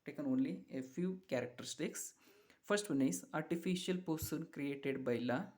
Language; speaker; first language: English; non-native, local second language; Kannada